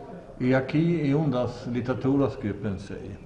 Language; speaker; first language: Portuguese; non-native, learner; Swedish